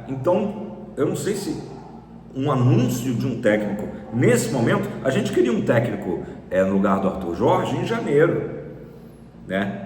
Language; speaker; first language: Portuguese; native; Portuguese